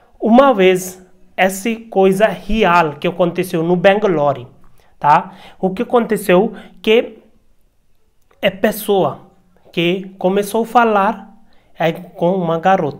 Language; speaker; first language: Portuguese; non-native, learner; Hindi